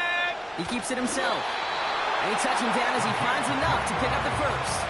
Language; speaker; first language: English; native; English